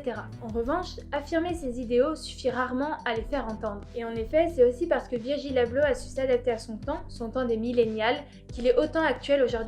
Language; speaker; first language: French; native; French